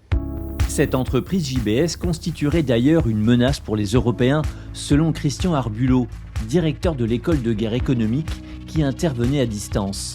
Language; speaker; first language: French; native; French